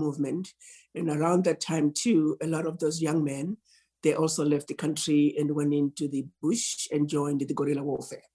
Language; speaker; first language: English; non-native, local second language; Shona